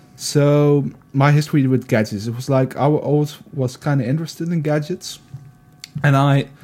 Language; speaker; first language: English; non-native, fluent; Dutch